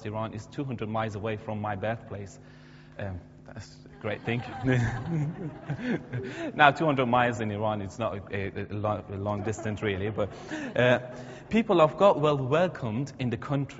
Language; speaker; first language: English; non-native, fluent; Persian